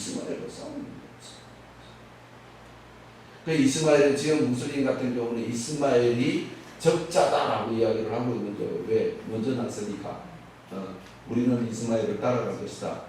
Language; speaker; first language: Korean; native; Korean